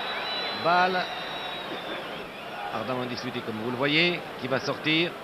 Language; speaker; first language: French; native; French